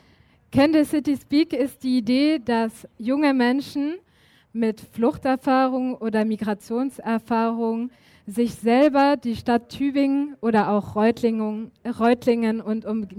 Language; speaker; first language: German; native; German